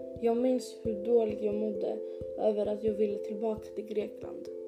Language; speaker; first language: Swedish; early bilingual, other home language; Greek